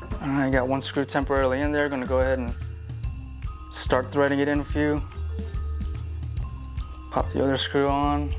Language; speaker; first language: English; native; English